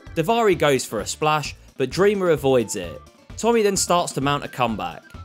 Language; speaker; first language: English; native; English